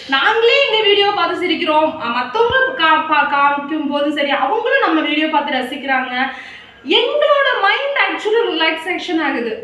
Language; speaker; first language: Tamil; non-native, local second language; Malayalam